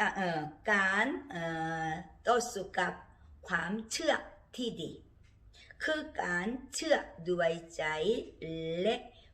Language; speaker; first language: Thai; non-native, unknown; Korean